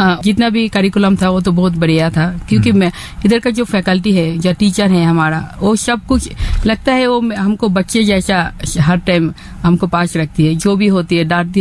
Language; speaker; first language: Hindi; non-native, fluent; Bangla